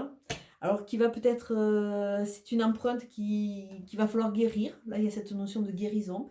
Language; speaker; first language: French; native; French